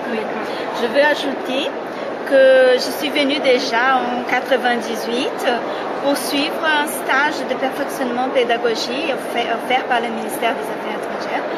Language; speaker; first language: French; non-native, fluent; Portuguese